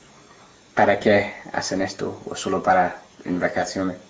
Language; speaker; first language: Spanish; non-native, learner; English